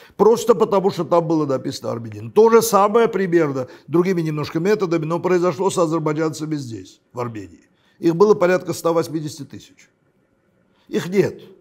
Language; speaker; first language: Russian; non-native, local second language; Armenian